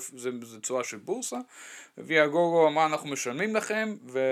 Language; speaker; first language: Hebrew; non-native, fluent; German